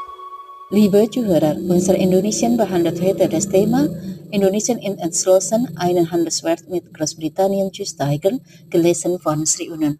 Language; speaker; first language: German; non-native, fluent; Indonesian